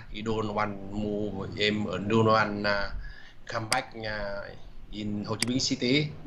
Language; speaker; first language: English; non-native, learner; Vietnamese